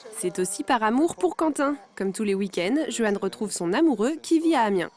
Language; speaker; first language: French; native; French